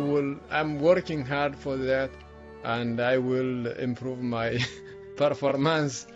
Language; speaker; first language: English; non-native, learner; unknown